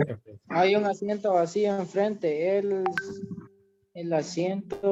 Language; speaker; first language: Spanish; non-native, learner; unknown